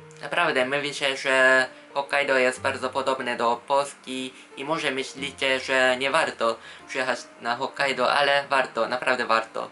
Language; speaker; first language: Polish; non-native, fluent; Japanese